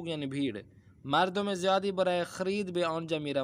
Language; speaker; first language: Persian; non-native, fluent; Urdu